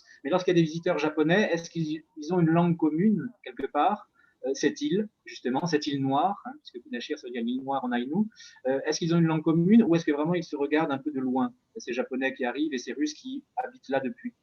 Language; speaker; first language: French; native; French